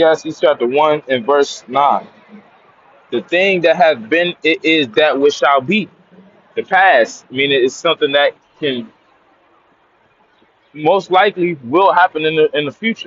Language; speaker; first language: English; native; English